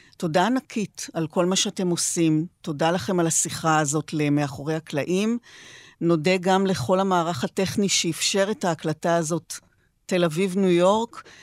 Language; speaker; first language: Hebrew; native; Hebrew